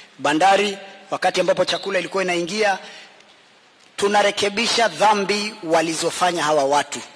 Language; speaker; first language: Swahili; native; Swahili